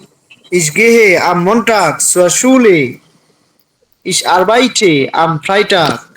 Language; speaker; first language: German; non-native, learner; Bangla